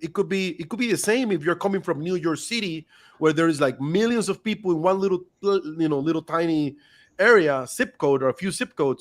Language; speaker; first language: English; non-native, fluent; Spanish